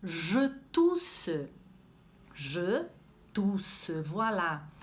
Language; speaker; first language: French; non-native, fluent; Portuguese